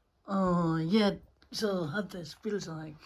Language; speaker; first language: German; non-native, learner; Indonesian